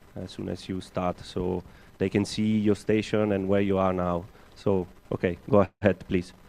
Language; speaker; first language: English; non-native, fluent; Italian